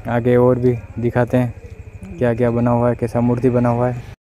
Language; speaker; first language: Hindi; non-native, local second language; Odia